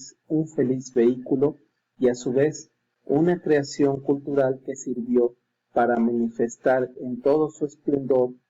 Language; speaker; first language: Spanish; native; Spanish